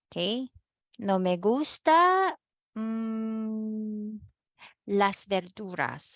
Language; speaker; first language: Spanish; non-native, fluent; Filipino